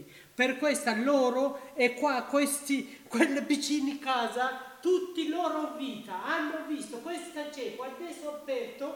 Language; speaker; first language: Italian; non-native, learner; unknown